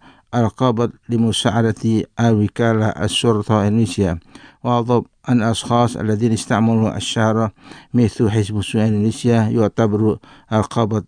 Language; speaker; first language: Arabic; non-native, fluent; Indonesian